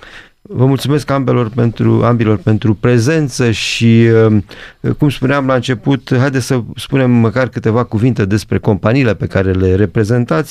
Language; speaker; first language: Romanian; native; Romanian